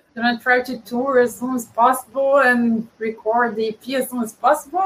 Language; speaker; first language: English; non-native, fluent; Portuguese